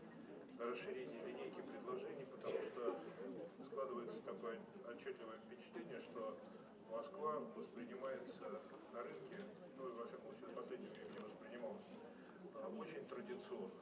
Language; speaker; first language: Russian; native; Russian